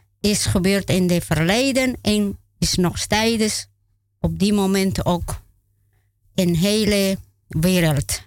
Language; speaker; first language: Dutch; non-native, learner; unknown